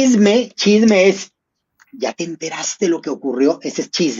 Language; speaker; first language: Spanish; native; Spanish